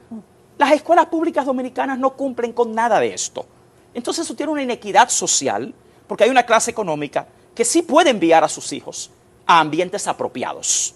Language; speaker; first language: Spanish; native; Spanish